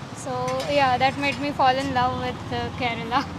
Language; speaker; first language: English; non-native, local second language; Gujarati